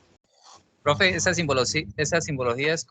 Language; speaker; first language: Spanish; native; Spanish